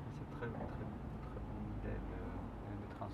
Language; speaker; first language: French; non-native, learner; Polish